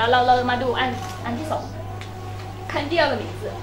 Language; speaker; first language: Chinese; native; Chinese